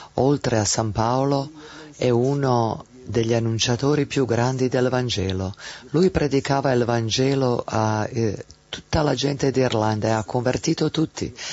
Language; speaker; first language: Italian; non-native, fluent; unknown